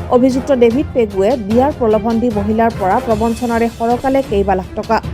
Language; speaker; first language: Assamese; native; Assamese